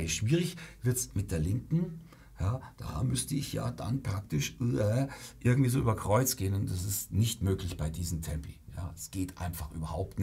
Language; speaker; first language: German; native; German